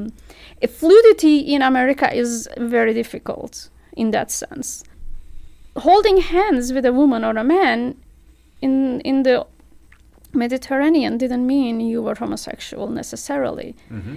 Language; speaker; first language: English; non-native, fluent; Turkish